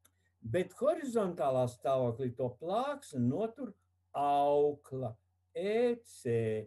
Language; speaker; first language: Latvian; native; Latvian